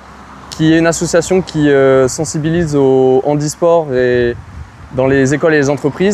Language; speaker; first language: French; native; French